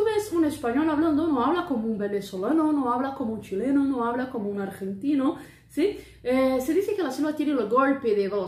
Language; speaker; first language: Spanish; non-native, fluent; Portuguese